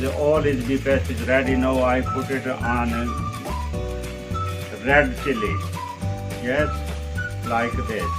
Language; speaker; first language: English; non-native, learner; Punjabi